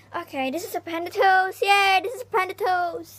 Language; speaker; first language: English; non-native, learner; Indonesian